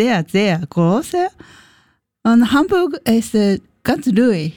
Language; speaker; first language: German; non-native, learner; Japanese